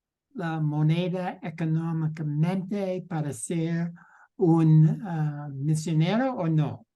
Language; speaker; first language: Spanish; non-native, learner; English